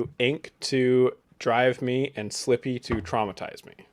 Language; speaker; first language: English; native; English